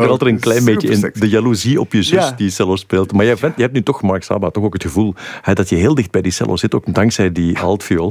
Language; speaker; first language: Dutch; native; Dutch